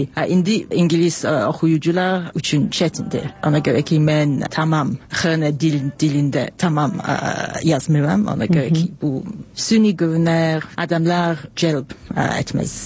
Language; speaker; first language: Azerbaijani; non-native, learner; English